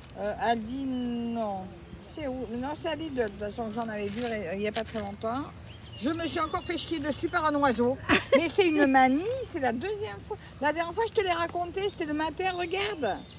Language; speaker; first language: French; native; French